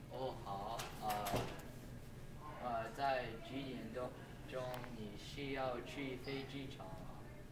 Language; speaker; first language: Chinese; non-native, learner; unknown